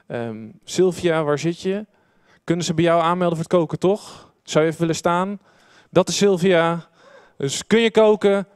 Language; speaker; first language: Dutch; native; Dutch